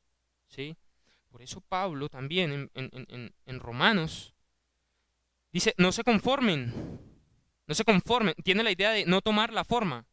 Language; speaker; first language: Spanish; native; Spanish